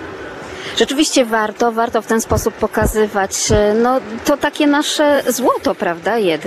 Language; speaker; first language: Polish; native; Polish